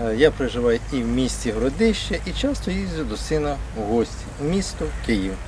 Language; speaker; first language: Ukrainian; native; Ukrainian